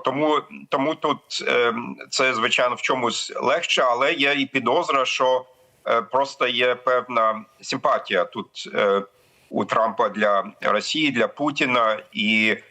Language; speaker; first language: Ukrainian; non-native, fluent; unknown